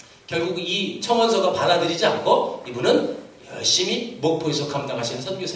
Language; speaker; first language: Korean; native; Korean